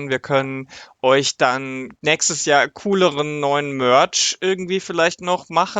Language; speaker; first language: German; native; German